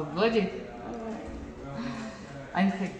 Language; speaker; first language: English; non-native, learner; Russian